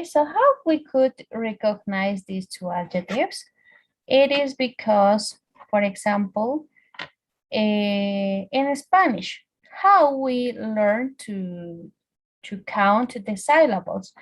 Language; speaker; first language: English; non-native, fluent; Spanish